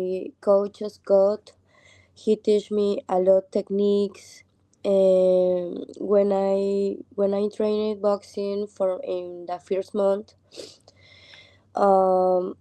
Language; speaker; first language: English; non-native, learner; Spanish